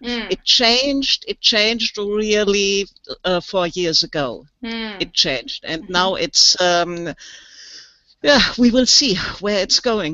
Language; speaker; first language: English; non-native, fluent; German